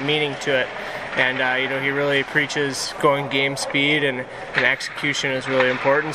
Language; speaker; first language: English; native; English